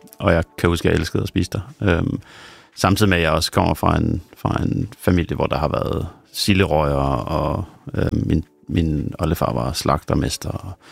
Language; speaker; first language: Danish; native; Danish